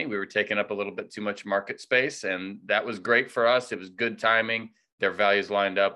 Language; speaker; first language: English; native; English